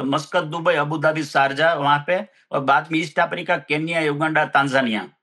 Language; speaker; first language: Hindi; non-native, local second language; Gujarati